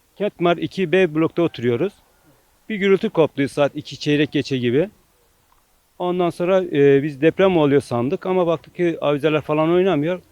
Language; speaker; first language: Turkish; native; Turkish